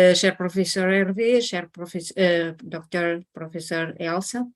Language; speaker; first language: French; non-native, learner; Portuguese